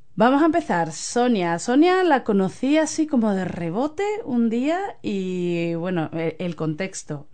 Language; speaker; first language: Spanish; native; Spanish